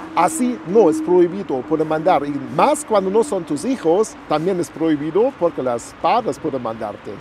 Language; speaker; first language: Spanish; non-native, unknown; German